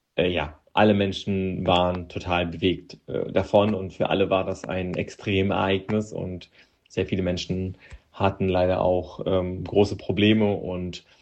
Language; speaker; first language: German; non-native, fluent; Russian